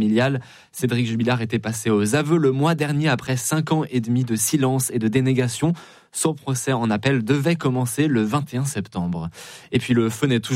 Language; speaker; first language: French; native; French